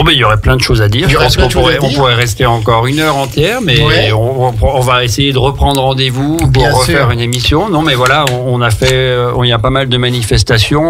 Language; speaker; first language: French; native; French